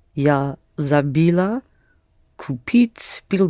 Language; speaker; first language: Russian; non-native, learner; English